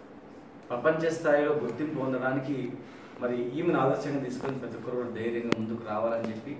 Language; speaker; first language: Telugu; native; Telugu